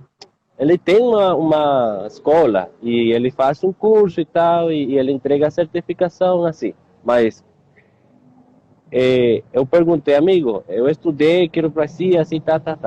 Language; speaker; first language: Portuguese; non-native, learner; Spanish